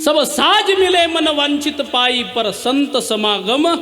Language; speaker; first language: Hindi; non-native, local second language; Marathi